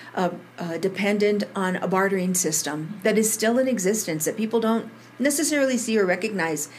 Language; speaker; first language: English; early bilingual, other home language; Spanish